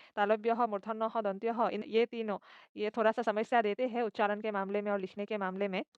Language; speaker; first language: Hindi; non-native, local second language; Assamese